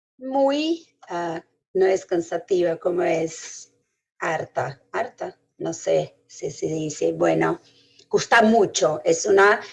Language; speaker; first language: Spanish; non-native, fluent; Portuguese